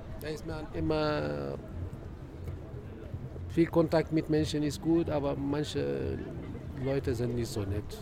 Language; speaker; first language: German; non-native, fluent; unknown